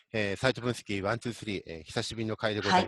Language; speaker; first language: Japanese; native; Japanese